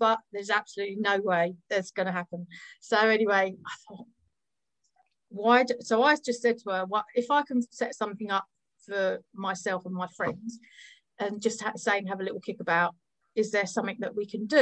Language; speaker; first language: English; native; English